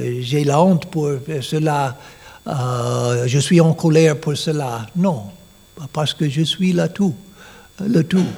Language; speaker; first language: French; non-native, learner; English